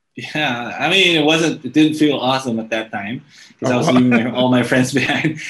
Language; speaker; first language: English; native; English